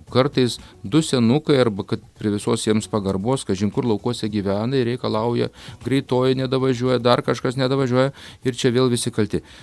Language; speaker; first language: Lithuanian; native; Lithuanian